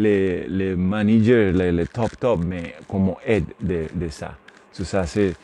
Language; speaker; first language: French; non-native, learner; Spanish